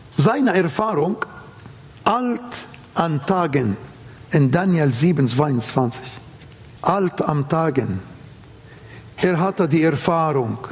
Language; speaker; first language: German; non-native, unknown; Arabic